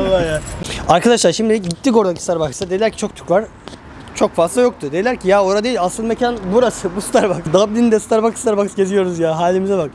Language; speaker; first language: Turkish; native; Turkish